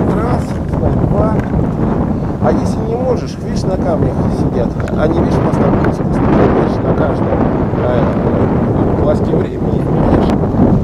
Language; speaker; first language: Russian; native; Russian